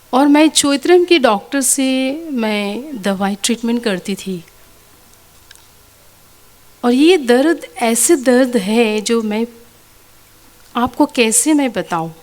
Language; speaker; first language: Hindi; non-native, local second language; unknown